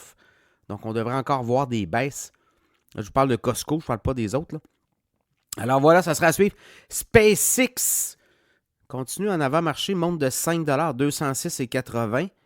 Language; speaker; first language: French; native; French